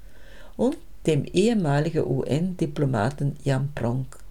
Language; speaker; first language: German; native; German